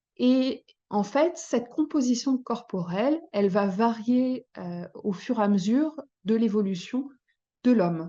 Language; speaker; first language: French; native; French